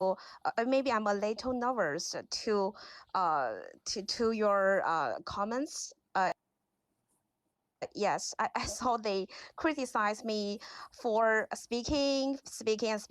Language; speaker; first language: English; non-native, learner; Chinese